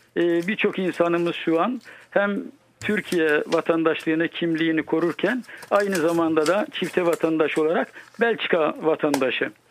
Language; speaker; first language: Turkish; native; Turkish